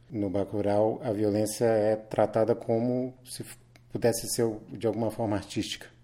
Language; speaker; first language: Portuguese; native; Portuguese